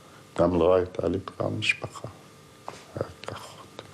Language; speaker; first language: Hebrew; non-native, fluent; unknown